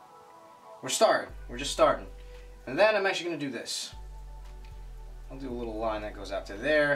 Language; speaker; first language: English; native; English